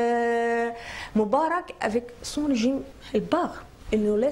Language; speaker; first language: French; non-native, learner; Arabic